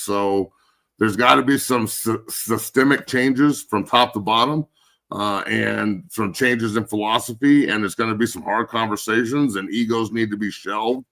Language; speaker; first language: English; native; English